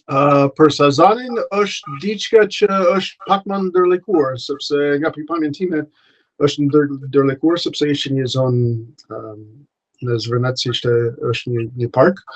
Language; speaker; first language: Albanian; non-native, fluent; English